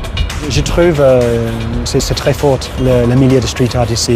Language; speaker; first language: French; non-native, fluent; English